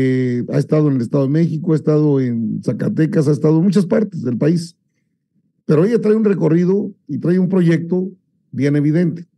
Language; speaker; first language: Spanish; native; Spanish